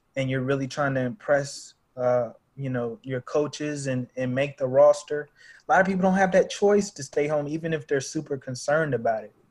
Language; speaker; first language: English; native; English